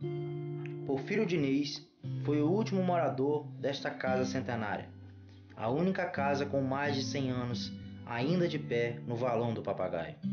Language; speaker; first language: Portuguese; native; Portuguese